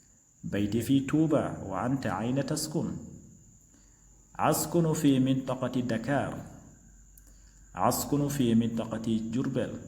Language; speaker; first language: Arabic; non-native, fluent; Wolof